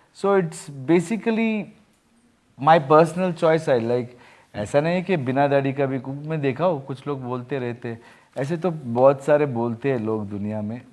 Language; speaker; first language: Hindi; non-native, local second language; Kannada